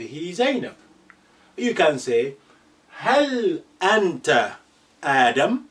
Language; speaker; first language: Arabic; non-native, fluent; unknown